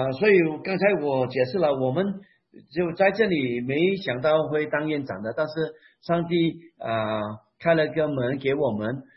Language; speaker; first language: Chinese; non-native, local second language; Hakka Chinese